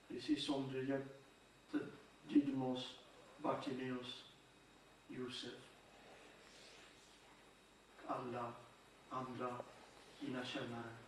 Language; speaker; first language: Swedish; non-native, fluent; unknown